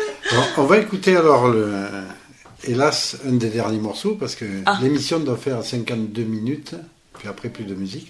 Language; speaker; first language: French; native; French